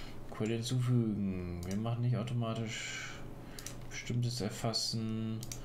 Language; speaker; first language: German; native; German